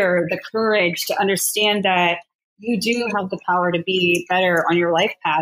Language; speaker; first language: English; native; English